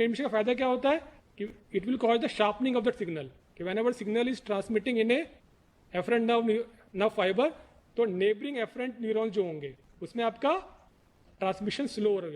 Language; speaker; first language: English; non-native, local second language; Hindi